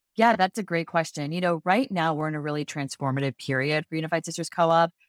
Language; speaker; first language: English; native; English